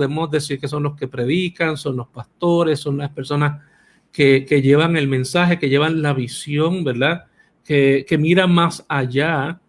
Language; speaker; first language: Spanish; native; Spanish